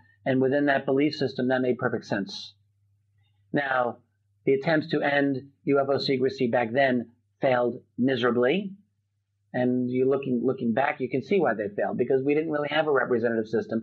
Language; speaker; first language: English; native; English